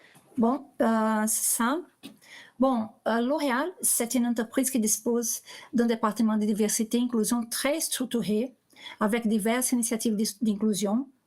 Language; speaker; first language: French; non-native, learner; Portuguese